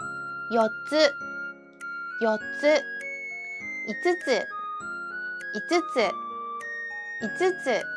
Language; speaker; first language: Japanese; native; Japanese